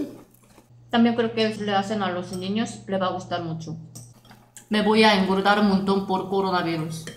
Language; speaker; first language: Spanish; non-native, fluent; Korean